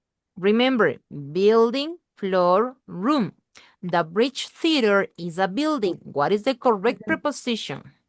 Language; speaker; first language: English; non-native, learner; Spanish